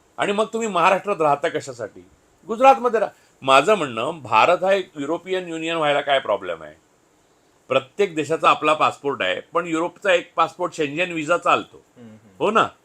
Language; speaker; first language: Marathi; native; Marathi